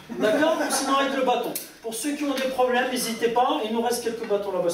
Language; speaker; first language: French; native; French